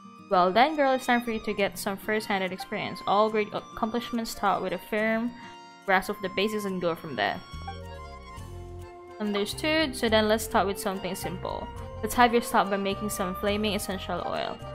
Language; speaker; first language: English; non-native, local second language; Filipino